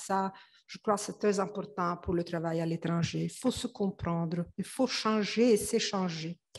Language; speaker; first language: French; non-native, fluent; Italian